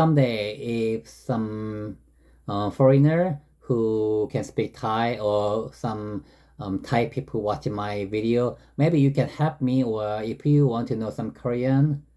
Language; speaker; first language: English; non-native, learner; Korean